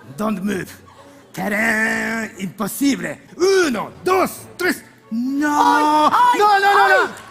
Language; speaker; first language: Spanish; non-native, learner; Japanese